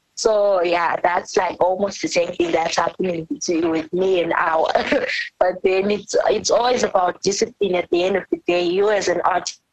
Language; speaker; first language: English; non-native, local second language; North Ndebele